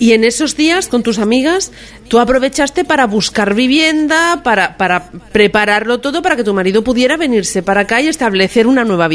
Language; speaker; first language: Spanish; native; Spanish